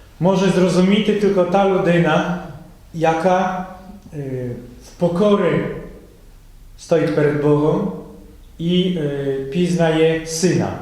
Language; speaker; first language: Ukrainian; non-native, fluent; Polish